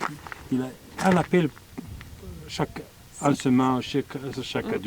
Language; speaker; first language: French; non-native, learner; Arabic